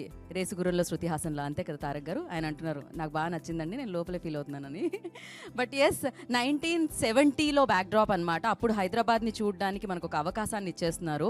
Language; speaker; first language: Telugu; native; Telugu